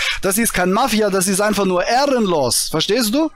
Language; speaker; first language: German; native; German